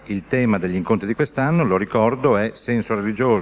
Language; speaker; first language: Italian; native; Italian